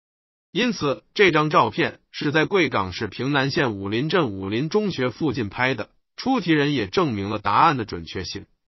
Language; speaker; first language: Chinese; native; Chinese